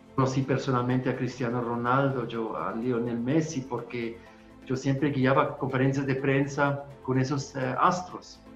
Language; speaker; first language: Spanish; non-native, fluent; German